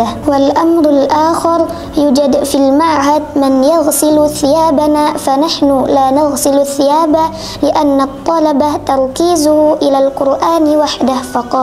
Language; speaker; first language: Arabic; non-native, learner; Indonesian